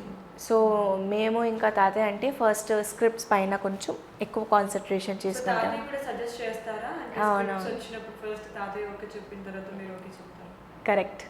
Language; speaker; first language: Telugu; non-native, fluent; Hindi